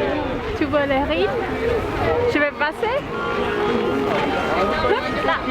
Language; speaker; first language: French; non-native, learner; Thai